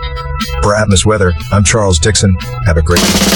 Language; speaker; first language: English; native; English